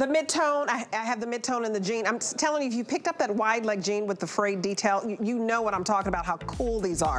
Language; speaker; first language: English; native; English